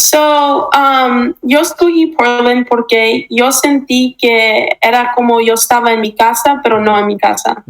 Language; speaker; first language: Spanish; early bilingual, heritage; English